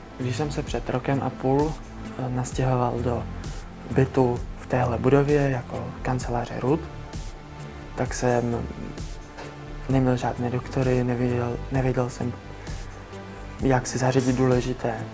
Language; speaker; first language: Czech; native; Czech